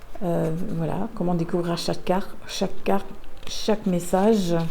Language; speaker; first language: French; native; French